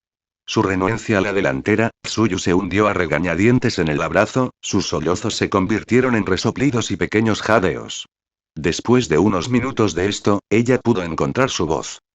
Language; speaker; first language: Spanish; native; Spanish